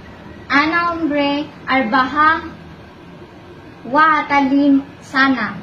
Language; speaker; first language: Arabic; non-native, learner; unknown